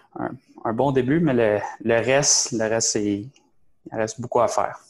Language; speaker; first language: French; native; French